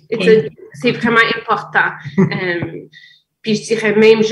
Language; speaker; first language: French; non-native, fluent; English